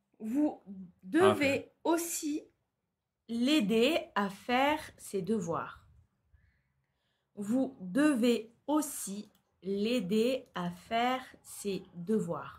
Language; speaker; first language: French; non-native, fluent; Turkish